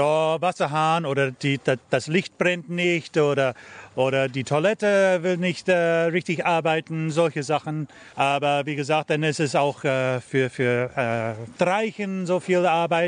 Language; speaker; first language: German; early bilingual, heritage; German